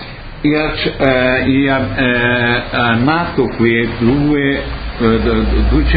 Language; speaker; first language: Italian; early bilingual, heritage; Portuguese